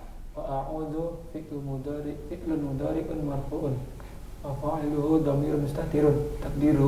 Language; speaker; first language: Arabic; non-native, learner; Indonesian